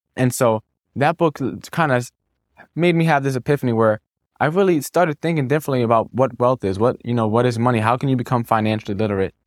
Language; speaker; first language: English; native; English